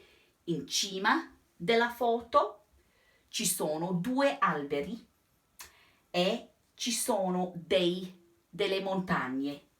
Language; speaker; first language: Italian; non-native, fluent; English